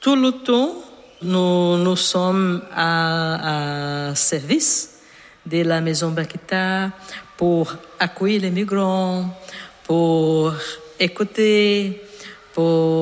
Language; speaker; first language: French; non-native, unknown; Portuguese